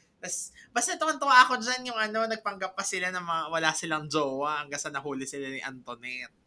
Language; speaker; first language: Filipino; native; Filipino